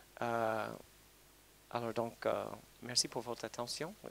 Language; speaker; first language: French; non-native, fluent; English